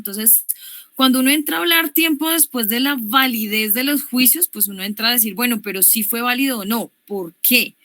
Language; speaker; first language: Spanish; native; Spanish